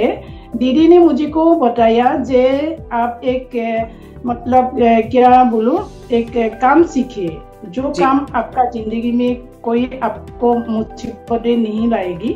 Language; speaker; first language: Hindi; non-native, local second language; Assamese